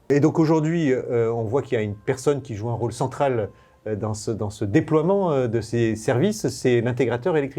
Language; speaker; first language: French; native; French